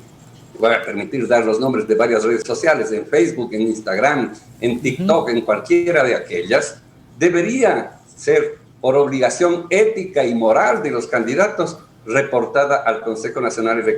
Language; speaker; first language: Spanish; native; Spanish